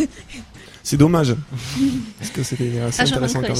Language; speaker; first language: French; native; French